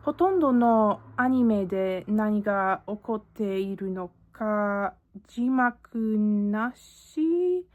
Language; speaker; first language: Japanese; non-native, learner; English